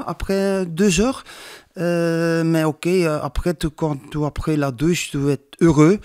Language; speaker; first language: French; non-native, learner; Dutch